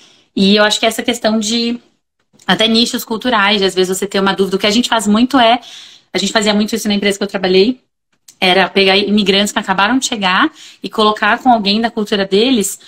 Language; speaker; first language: Portuguese; native; Portuguese